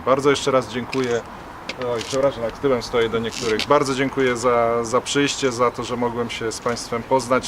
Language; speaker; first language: Polish; native; Polish